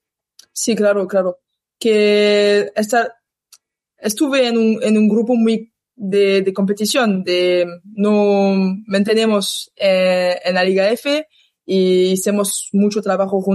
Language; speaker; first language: Spanish; non-native, learner; French